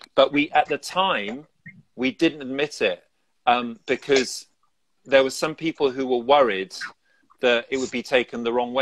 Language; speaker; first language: English; native; English